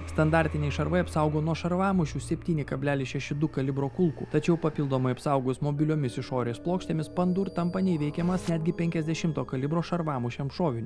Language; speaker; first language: Lithuanian; native; Lithuanian